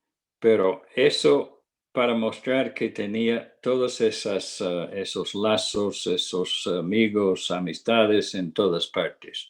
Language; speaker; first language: Spanish; non-native, fluent; English